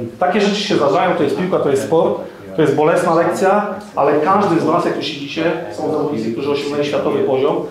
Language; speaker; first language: Polish; native; Polish